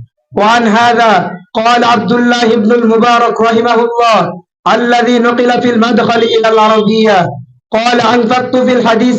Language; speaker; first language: Arabic; non-native, learner; Bangla